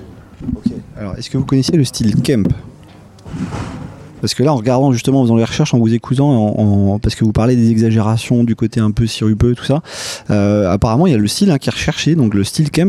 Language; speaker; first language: French; native; French